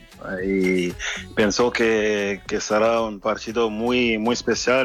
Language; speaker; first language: Spanish; non-native, fluent; French